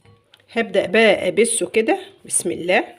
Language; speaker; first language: Arabic; native; Arabic